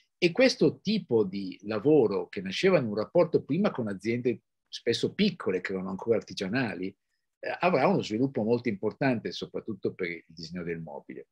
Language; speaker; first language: Italian; native; Italian